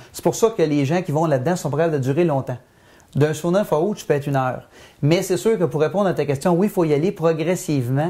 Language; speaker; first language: French; native; French